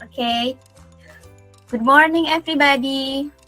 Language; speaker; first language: English; non-native, learner; Indonesian